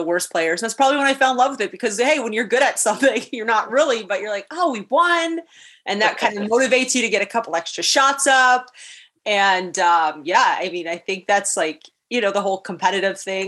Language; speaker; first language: English; native; English